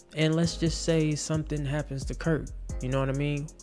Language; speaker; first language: English; native; English